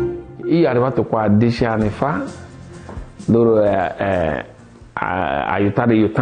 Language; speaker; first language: Italian; non-native, learner; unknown